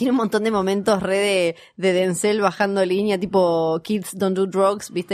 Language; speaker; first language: Spanish; native; Spanish